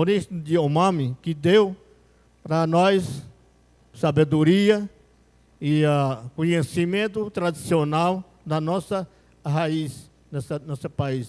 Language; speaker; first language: Portuguese; non-native, local second language; Yanomámi